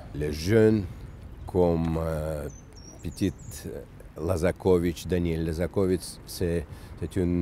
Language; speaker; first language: French; non-native, learner; Russian